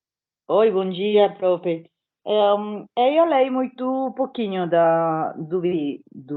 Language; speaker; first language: Portuguese; non-native, learner; Spanish